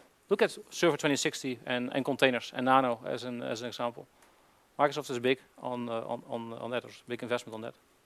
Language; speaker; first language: English; non-native, fluent; Dutch